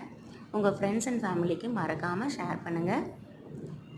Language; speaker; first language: Tamil; native; Tamil